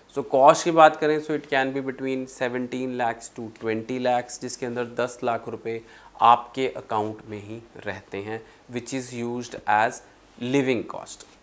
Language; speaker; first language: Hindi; non-native, local second language; Punjabi